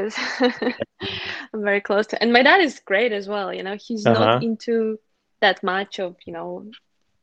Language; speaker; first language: English; non-native, fluent; Russian